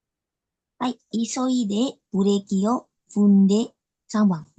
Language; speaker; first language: Japanese; non-native, learner; Indonesian